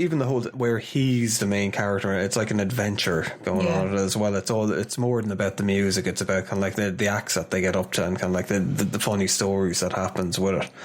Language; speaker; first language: English; native; English